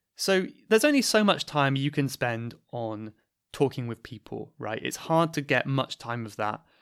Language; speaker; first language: English; native; English